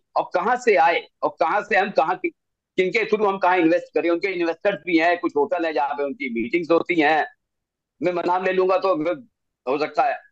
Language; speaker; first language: Hindi; native; Hindi